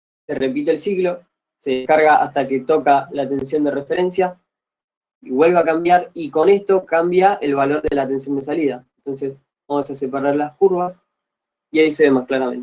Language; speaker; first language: Spanish; native; Spanish